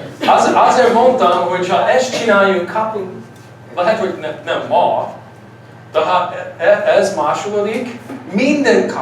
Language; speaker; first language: Hungarian; early bilingual, heritage; English